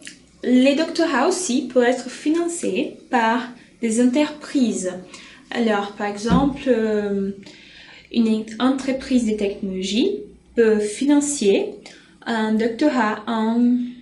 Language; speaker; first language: French; non-native, fluent; Portuguese